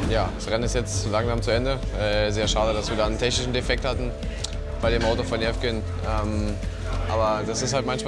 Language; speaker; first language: German; native; German